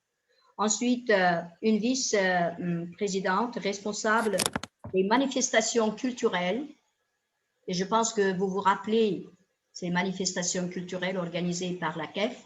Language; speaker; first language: French; non-native, fluent; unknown